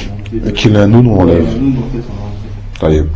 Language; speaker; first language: Arabic; non-native, fluent; French